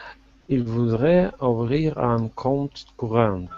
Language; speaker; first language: French; non-native, learner; Russian